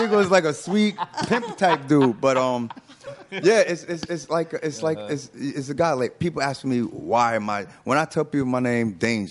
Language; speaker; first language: English; native; English